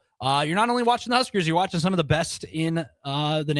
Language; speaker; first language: English; native; English